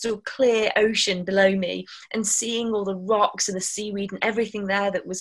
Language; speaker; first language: English; native; English